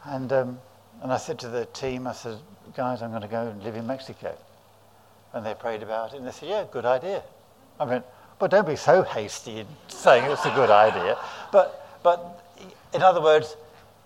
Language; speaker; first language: English; native; English